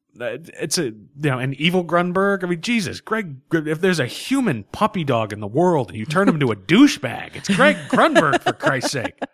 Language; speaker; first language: English; native; English